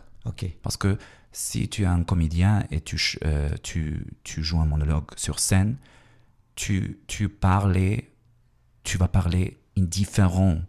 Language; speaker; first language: French; non-native, learner; Russian